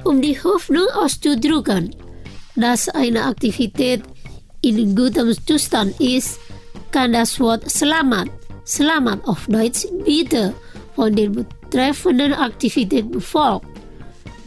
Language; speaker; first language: German; non-native, fluent; Indonesian